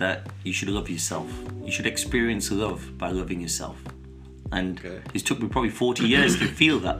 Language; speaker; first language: English; native; English